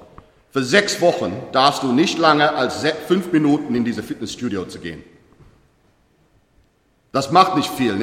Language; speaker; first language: German; non-native, learner; English